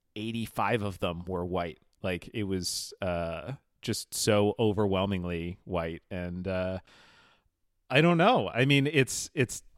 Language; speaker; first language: English; native; English